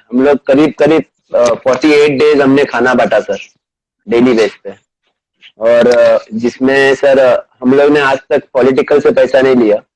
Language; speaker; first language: Hindi; non-native, local second language; Marathi